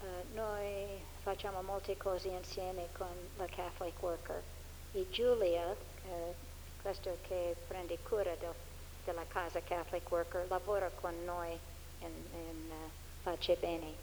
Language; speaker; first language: Italian; non-native, fluent; English